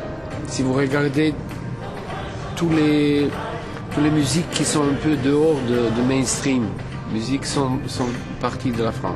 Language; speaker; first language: French; non-native, fluent; Serbian